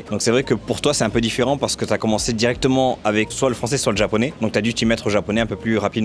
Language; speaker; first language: French; native; French